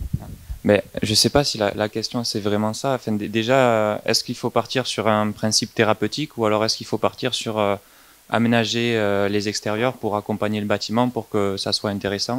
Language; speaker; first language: French; native; French